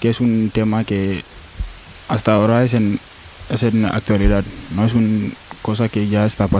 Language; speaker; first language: Spanish; non-native, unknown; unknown